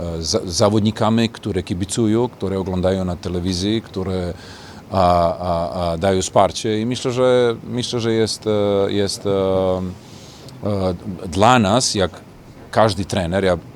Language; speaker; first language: Polish; non-native, fluent; Serbian